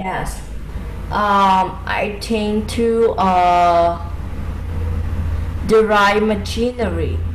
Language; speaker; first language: English; non-native, learner; Vietnamese